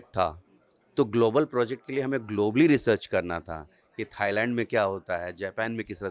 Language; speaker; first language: Hindi; native; Hindi